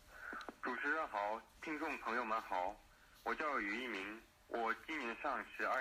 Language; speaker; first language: Chinese; early bilingual, heritage; Chinese